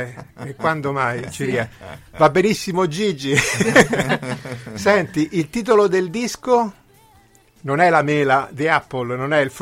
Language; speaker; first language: Italian; native; Italian